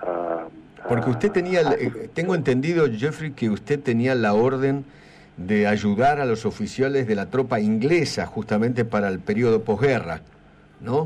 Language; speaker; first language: Spanish; native; Spanish